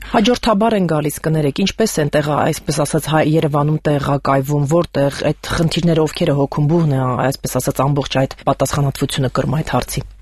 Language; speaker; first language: Armenian; native; Armenian